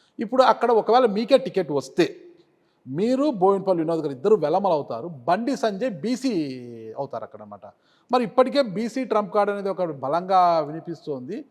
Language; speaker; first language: Telugu; native; Telugu